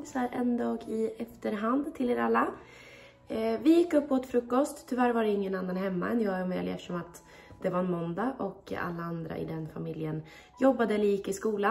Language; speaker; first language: Swedish; native; Swedish